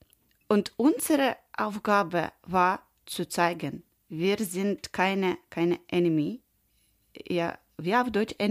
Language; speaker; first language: German; non-native, learner; Ukrainian